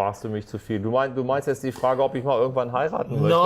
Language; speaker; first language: German; native; German